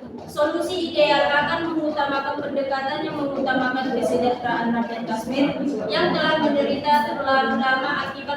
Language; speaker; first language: Indonesian; native; Indonesian